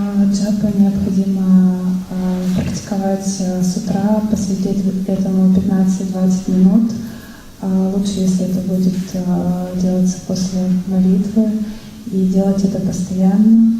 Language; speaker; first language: Russian; native; Russian